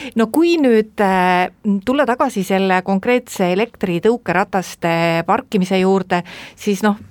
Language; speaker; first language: Estonian; native; Estonian